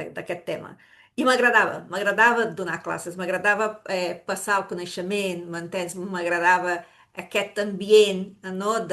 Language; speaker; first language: Catalan; non-native, fluent; Portuguese